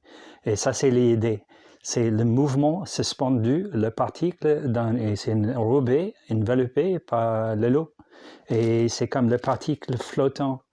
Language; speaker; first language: French; non-native, learner; English